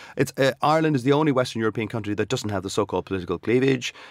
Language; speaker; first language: English; native; English